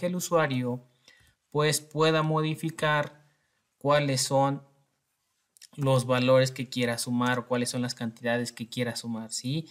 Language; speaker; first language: Spanish; native; Spanish